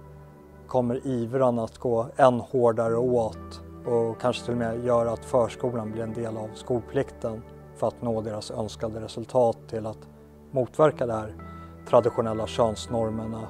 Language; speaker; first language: Swedish; native; Swedish